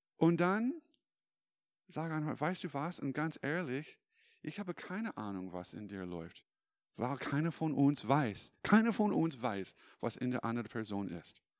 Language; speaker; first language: German; non-native, fluent; English